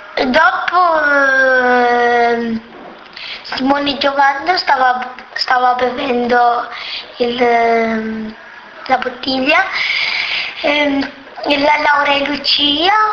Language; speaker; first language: Italian; non-native, local second language; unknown